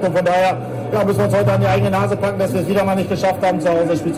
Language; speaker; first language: German; native; German